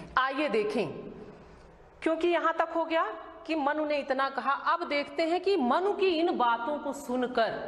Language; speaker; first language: Hindi; native; Hindi